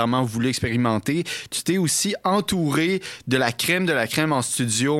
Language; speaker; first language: French; native; French